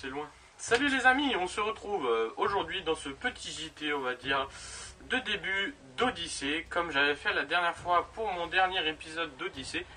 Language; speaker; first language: French; native; French